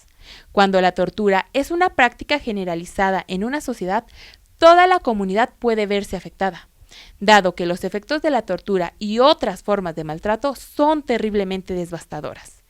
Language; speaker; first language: Spanish; native; Spanish